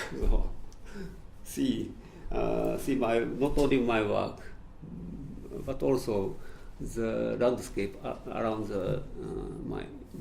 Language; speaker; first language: English; non-native, fluent; Japanese